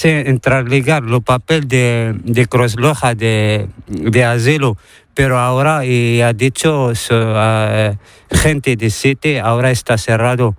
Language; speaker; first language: Spanish; non-native, learner; Arabic